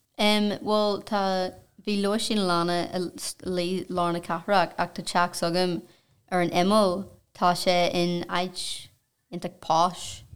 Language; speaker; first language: Irish; non-native, local second language; English